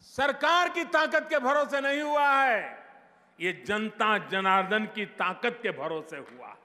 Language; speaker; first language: Hindi; non-native, local second language; Gujarati